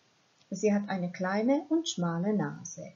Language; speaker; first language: German; non-native, fluent; Croatian